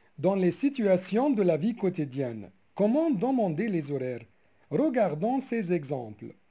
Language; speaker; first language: French; non-native, local second language; Arabic